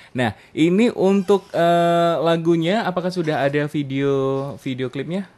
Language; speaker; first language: Indonesian; native; Indonesian